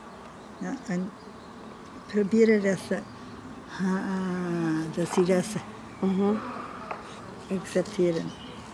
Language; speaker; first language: German; non-native, learner; English